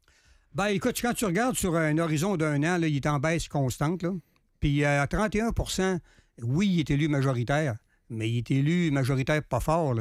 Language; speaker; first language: French; native; French